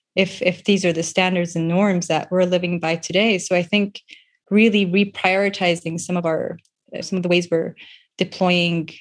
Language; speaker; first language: English; non-native, local second language; Persian